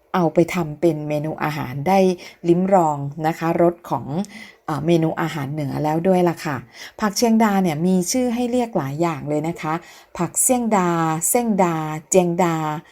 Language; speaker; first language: Thai; native; Thai